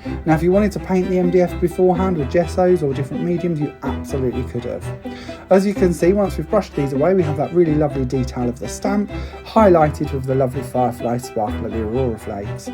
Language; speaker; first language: English; native; English